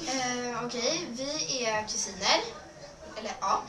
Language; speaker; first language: Swedish; early bilingual, other home language; Spanish